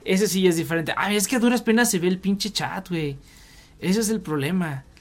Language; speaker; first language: Spanish; native; Spanish